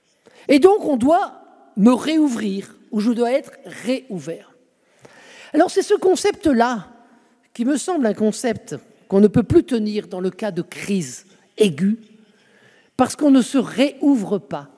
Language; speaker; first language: French; native; French